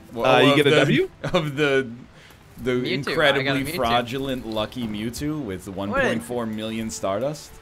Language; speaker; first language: English; native; English